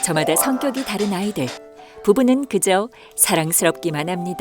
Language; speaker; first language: Korean; native; Korean